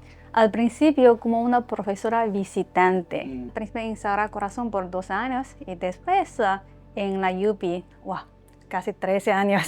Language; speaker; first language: Spanish; non-native, fluent; Chinese